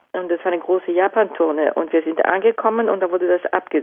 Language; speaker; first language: German; non-native, fluent; Japanese